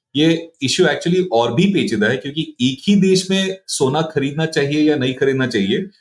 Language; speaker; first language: Hindi; non-native, local second language; Marathi